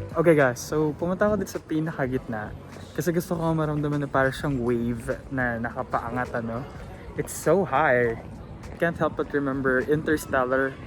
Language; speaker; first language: Filipino; native; Filipino